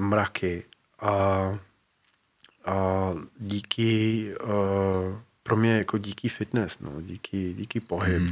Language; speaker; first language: Czech; non-native, fluent; English